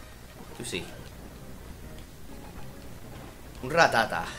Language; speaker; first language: Spanish; native; Spanish